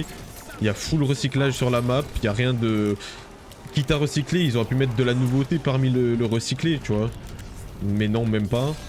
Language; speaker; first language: French; native; French